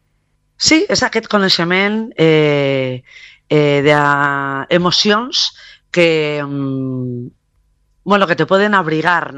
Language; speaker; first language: Catalan; non-native, local second language; Spanish